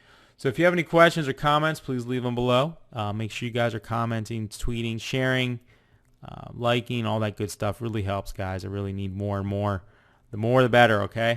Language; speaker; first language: English; native; English